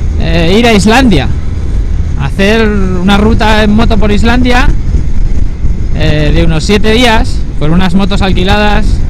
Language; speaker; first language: Spanish; native; Spanish